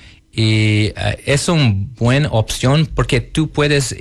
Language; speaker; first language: Spanish; non-native, learner; Portuguese